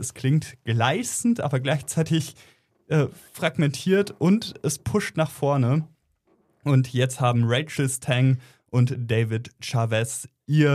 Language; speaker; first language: German; native; German